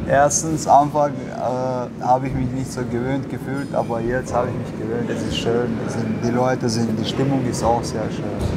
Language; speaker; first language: German; non-native, learner; Chechen